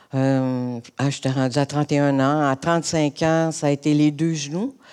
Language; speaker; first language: French; native; French